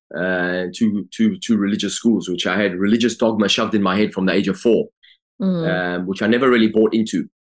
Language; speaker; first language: English; native; English